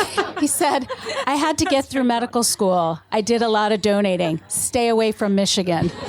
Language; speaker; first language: English; native; English